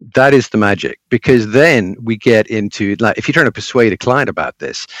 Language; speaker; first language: English; native; English